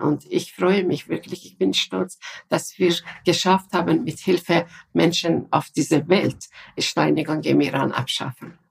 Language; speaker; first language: German; non-native, fluent; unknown